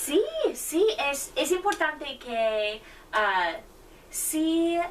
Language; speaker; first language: Spanish; non-native, learner; English